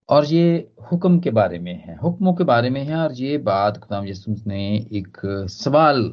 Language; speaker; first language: Urdu; native; Urdu